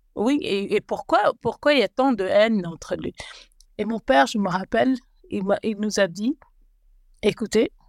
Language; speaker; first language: French; native; French